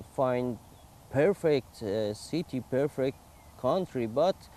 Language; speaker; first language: English; non-native, learner; Persian